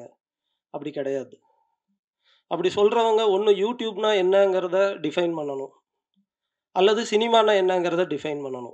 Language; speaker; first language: Tamil; native; Tamil